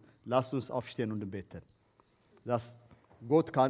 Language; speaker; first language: German; non-native, learner; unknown